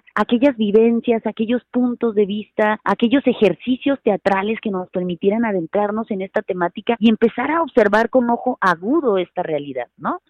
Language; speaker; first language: Spanish; native; Spanish